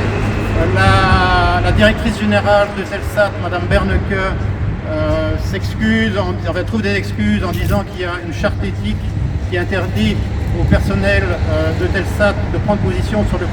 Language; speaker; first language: French; native; French